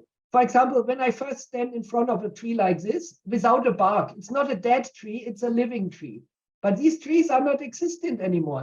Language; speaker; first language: English; non-native, fluent; German